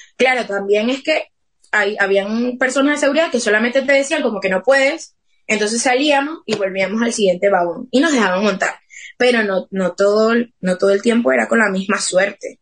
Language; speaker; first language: Spanish; native; Spanish